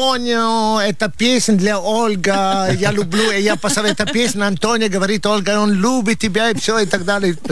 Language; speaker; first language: Russian; non-native, learner; Italian